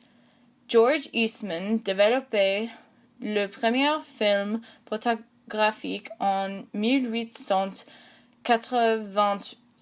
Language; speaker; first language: French; non-native, learner; English